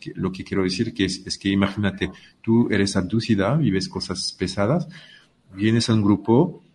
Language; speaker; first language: Spanish; non-native, fluent; French